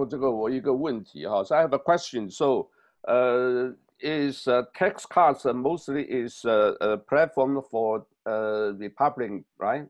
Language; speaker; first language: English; non-native, learner; Chinese